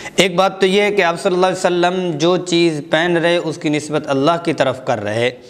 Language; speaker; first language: Urdu; non-native, local second language; Punjabi